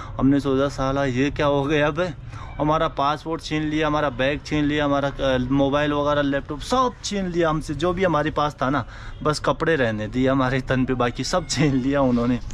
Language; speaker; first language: Hindi; native; Hindi